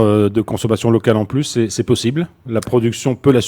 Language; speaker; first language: French; native; French